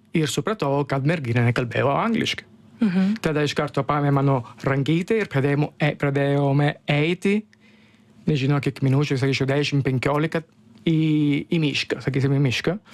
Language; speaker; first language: Lithuanian; non-native, fluent; Italian